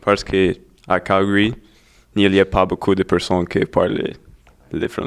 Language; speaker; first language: French; non-native, learner; English